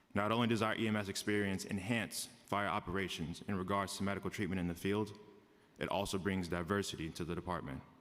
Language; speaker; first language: English; native; English